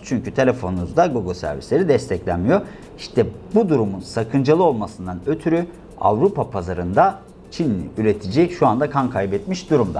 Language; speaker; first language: Turkish; native; Turkish